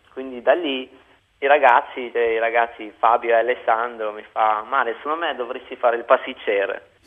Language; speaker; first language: Italian; early bilingual, other home language; Albanian